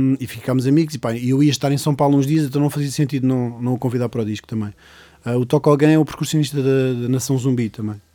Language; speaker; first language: Portuguese; native; Portuguese